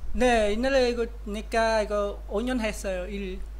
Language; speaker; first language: Korean; non-native, learner; Khmer